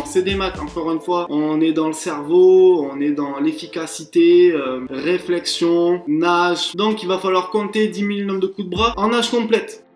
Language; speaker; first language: French; native; French